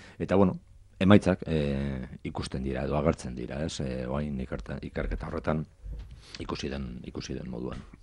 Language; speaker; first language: Basque; non-native, local second language; Spanish